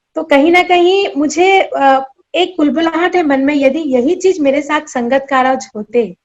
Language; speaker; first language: Hindi; non-native, local second language; Marathi